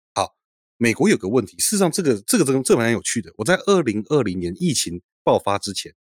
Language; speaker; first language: Chinese; native; Chinese